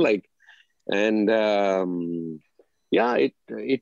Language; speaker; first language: English; non-native, local second language; Tamil